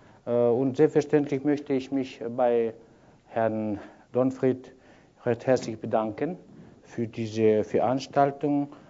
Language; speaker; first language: German; non-native, fluent; Kyrgyz